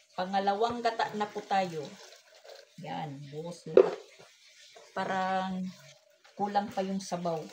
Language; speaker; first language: Filipino; non-native, local second language; Waray